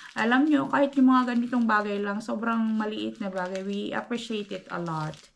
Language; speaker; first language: Filipino; native; Filipino